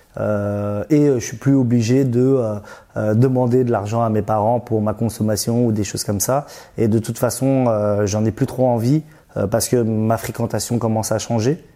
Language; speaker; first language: French; early bilingual, other home language; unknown